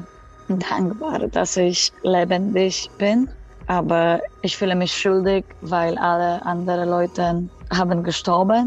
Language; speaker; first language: German; non-native, fluent; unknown